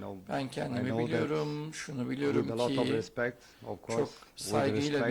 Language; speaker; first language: Turkish; non-native, learner; Portuguese